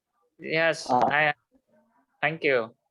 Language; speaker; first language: English; non-native, learner; Vietnamese